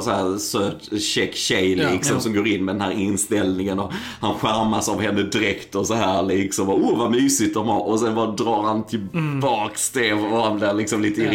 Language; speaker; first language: Swedish; native; Swedish